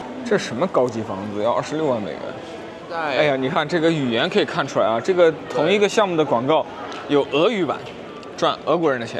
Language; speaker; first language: Chinese; native; Chinese